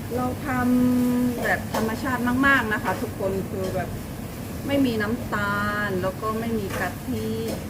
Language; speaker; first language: Thai; non-native, local second language; Shan